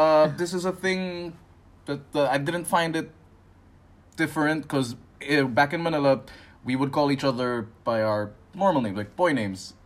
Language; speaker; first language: English; non-native, local second language; Filipino